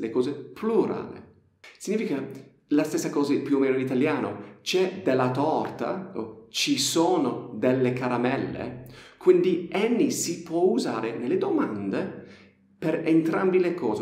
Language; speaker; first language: Italian; non-native, fluent; English